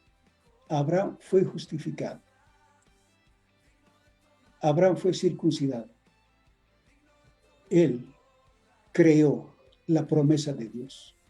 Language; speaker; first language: Spanish; native; Spanish